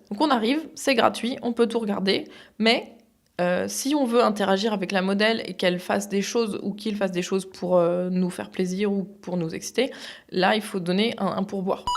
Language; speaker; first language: French; native; French